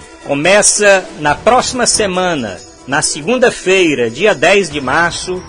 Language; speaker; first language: Portuguese; native; Portuguese